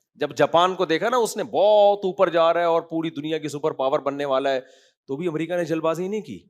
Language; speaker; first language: Urdu; native; Urdu